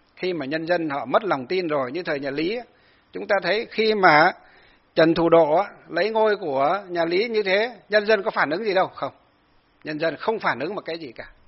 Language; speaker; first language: Vietnamese; native; Vietnamese